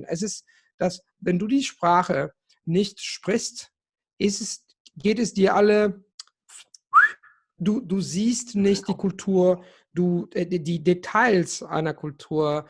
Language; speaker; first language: German; non-native, fluent; Italian